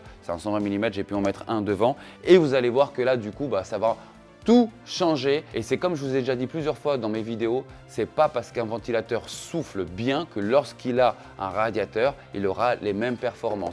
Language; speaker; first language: French; native; French